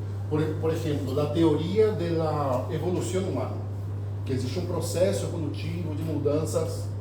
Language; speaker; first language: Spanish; non-native, fluent; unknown